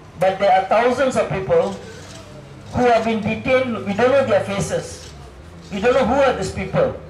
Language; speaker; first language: English; non-native, local second language; Tamil